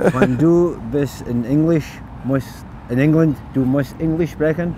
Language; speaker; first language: German; non-native, learner; English